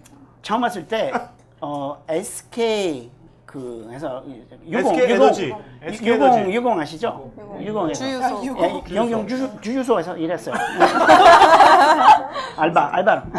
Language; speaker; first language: Korean; non-native, learner; French